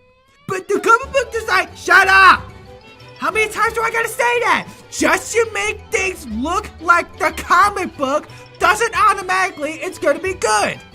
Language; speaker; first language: English; native; English